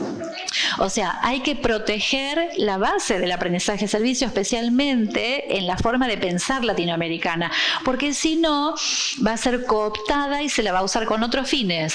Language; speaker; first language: Spanish; non-native, fluent; Portuguese